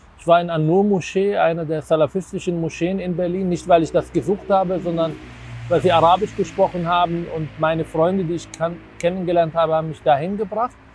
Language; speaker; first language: German; non-native, fluent; Arabic